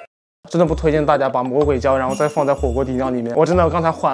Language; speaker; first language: Chinese; non-native, fluent; Korean